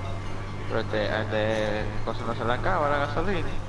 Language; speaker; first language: Spanish; native; Spanish